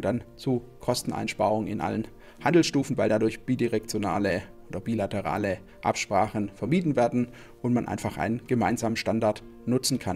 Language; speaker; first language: German; native; German